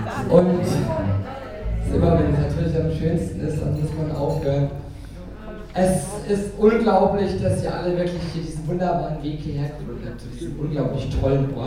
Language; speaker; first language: German; native; German